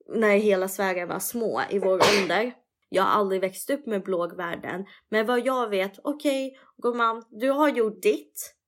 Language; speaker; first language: Swedish; early bilingual, other home language; Russian